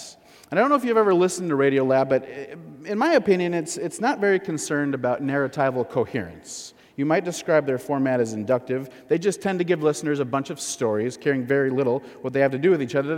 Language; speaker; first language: English; native; English